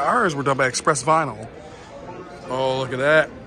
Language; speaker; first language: English; native; English